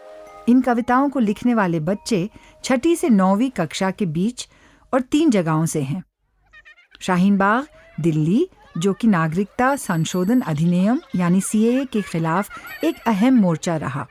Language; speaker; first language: Hindi; native; Hindi